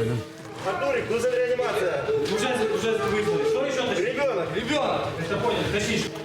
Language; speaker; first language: Russian; native; Russian